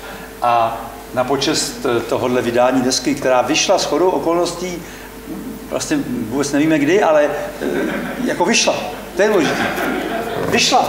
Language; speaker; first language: Czech; native; Czech